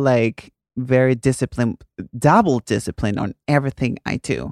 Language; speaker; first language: English; non-native, fluent; Spanish